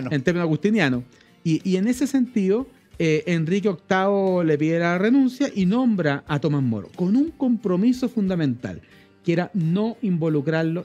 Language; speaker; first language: Spanish; native; Spanish